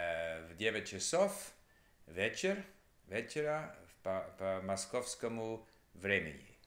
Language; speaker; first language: Russian; non-native, learner; English